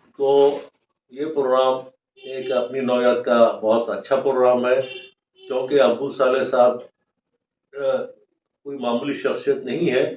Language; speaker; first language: Urdu; native; Urdu